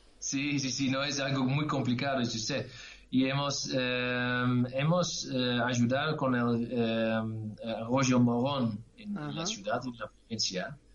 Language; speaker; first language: Spanish; non-native, learner; Dutch